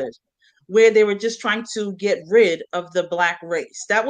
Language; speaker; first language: English; native; English